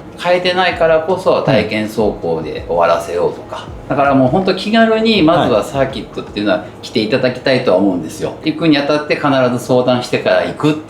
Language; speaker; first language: Japanese; native; Japanese